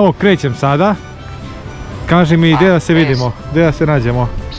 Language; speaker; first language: Croatian; native; Croatian